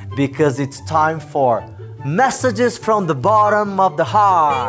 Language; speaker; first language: English; non-native, fluent; Portuguese